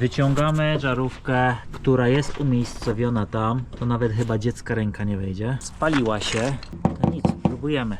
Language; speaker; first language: Polish; native; Polish